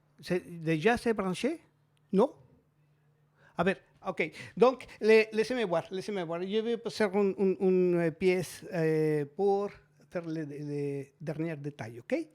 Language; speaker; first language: French; non-native, learner; Spanish